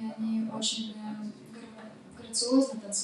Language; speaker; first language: Russian; native; Russian